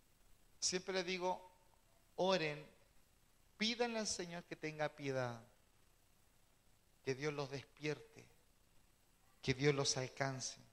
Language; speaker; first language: Spanish; native; Spanish